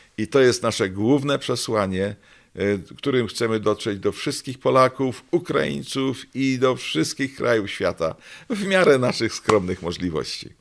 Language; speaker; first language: Polish; native; Polish